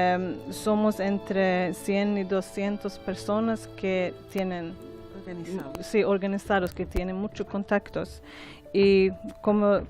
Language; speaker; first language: Spanish; non-native, learner; Swedish